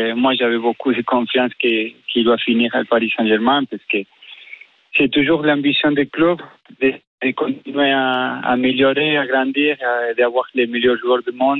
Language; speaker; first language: French; non-native, fluent; Spanish